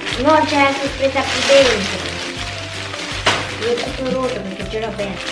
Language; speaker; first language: Portuguese; early bilingual, heritage; Portuguese